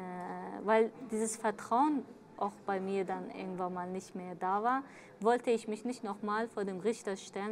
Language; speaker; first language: German; early bilingual, other home language; Kurdish